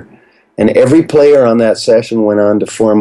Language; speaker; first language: English; native; English